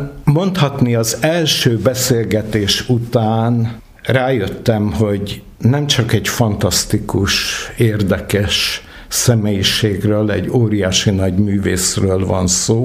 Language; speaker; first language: Hungarian; native; Hungarian